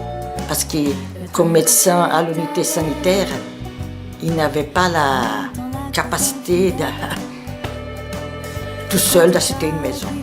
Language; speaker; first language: French; non-native, fluent; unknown